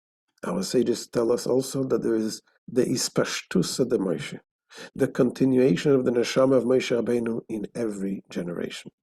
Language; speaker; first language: English; non-native, fluent; Hebrew